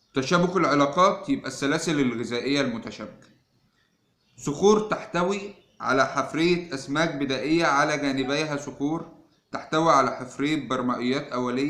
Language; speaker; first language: Arabic; native; Arabic